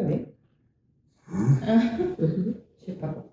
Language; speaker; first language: French; non-native, fluent; Japanese